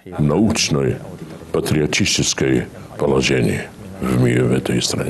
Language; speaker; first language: Russian; non-native, fluent; Arabic